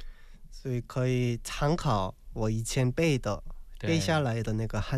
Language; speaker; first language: Chinese; non-native, learner; Korean